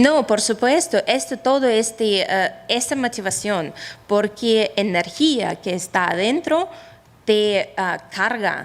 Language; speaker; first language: Spanish; non-native, fluent; Russian